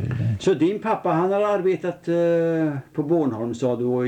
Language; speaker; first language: Swedish; native; Swedish